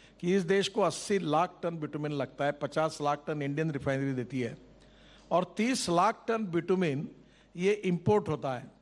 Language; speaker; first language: Hindi; non-native, local second language; Marathi